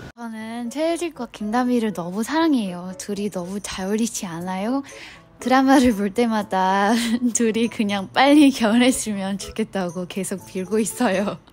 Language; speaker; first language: Korean; non-native, fluent; Vietnamese